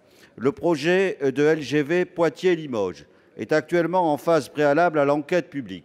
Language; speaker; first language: French; native; French